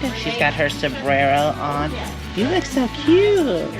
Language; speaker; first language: English; native; English